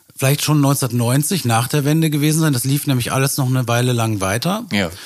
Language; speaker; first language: German; native; German